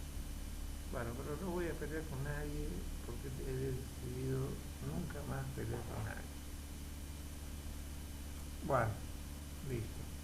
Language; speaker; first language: Spanish; native; Spanish